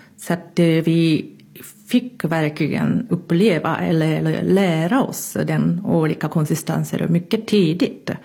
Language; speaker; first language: Swedish; non-native, fluent; Japanese